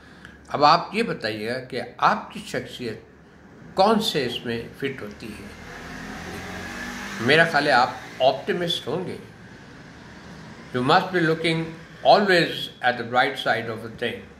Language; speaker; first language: Hindi; native; Hindi